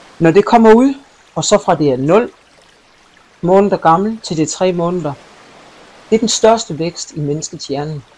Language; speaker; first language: Danish; native; Danish